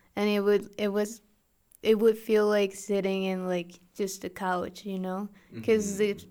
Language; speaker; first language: English; non-native, fluent; Spanish